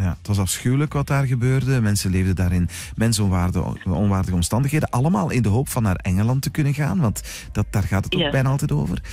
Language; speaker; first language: Dutch; native; Dutch